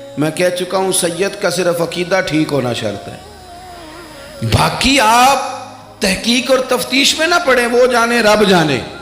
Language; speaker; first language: Urdu; non-native, local second language; Punjabi